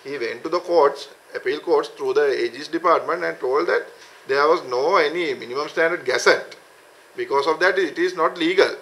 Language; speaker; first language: English; non-native, local second language; Sinhala